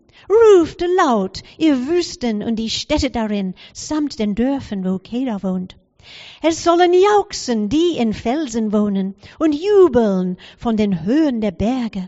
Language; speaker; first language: German; non-native, fluent; English